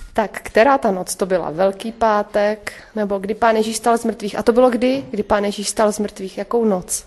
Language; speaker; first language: Czech; native; Czech